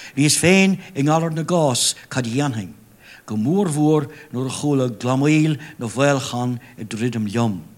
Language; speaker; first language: Irish; non-native, local second language; English